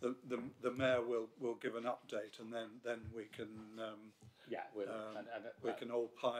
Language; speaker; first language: English; native; English